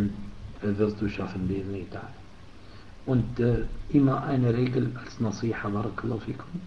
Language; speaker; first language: German; non-native, fluent; Arabic